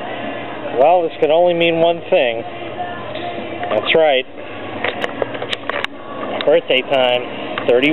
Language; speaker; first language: English; native; English